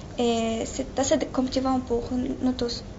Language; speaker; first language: French; non-native, learner; Russian